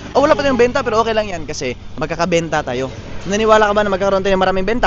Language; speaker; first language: Filipino; non-native, local second language; Cebuano